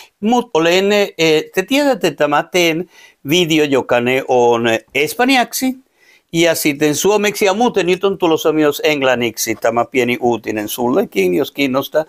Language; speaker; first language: Finnish; non-native, fluent; Spanish